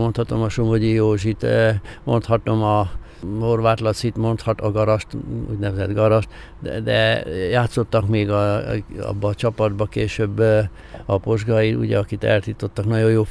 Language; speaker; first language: Hungarian; native; Hungarian